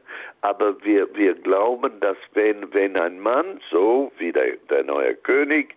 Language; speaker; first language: German; non-native, fluent; English